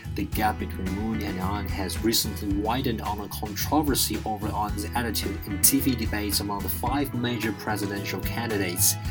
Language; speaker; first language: English; non-native, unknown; Chinese